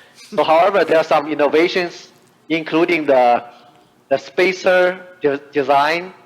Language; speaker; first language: English; non-native, fluent; Chinese